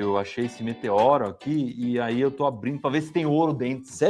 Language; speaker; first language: Portuguese; native; Portuguese